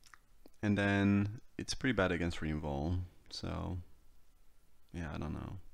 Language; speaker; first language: English; non-native, fluent; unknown